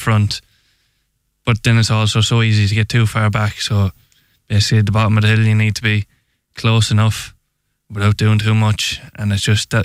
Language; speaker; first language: English; native; English